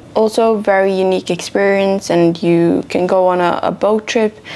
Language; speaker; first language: English; non-native, fluent; Swedish